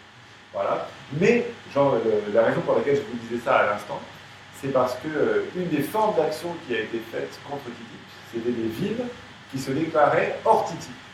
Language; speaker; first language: French; native; French